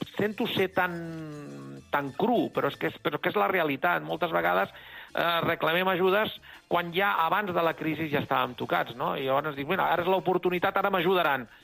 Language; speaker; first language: Catalan; native; Catalan